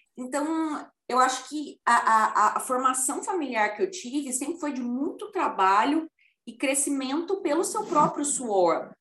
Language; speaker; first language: Portuguese; native; Portuguese